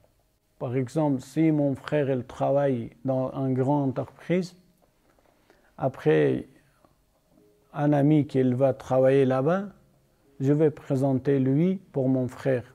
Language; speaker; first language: French; non-native, learner; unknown